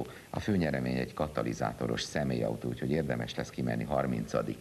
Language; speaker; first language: Hungarian; native; Hungarian